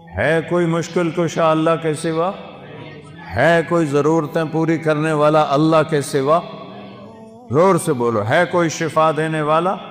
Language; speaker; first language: Urdu; non-native, local second language; Saraiki